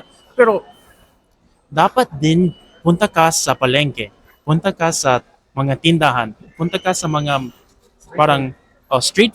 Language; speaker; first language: Filipino; non-native, fluent; English